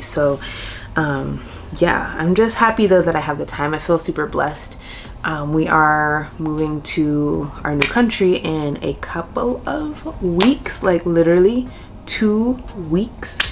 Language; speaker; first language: English; native; English